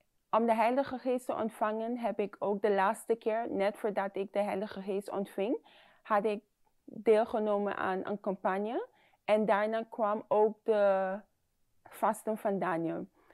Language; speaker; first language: Dutch; non-native, fluent; English